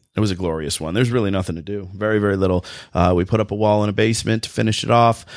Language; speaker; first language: English; native; English